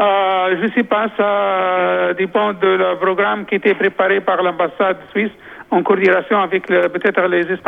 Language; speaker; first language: French; non-native, local second language; Arabic